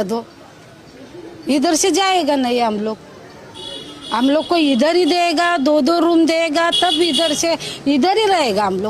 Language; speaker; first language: Hindi; non-native, local second language; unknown